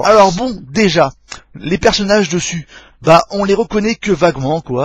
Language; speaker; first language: French; native; French